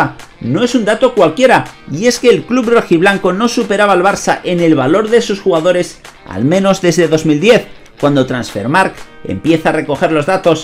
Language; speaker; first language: Spanish; native; Spanish